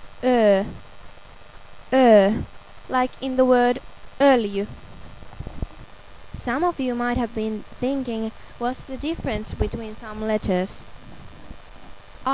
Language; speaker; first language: English; non-native, fluent; Finnish